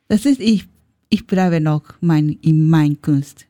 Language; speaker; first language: German; non-native, learner; Japanese